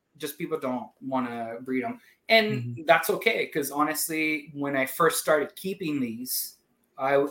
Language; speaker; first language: English; non-native, fluent; Spanish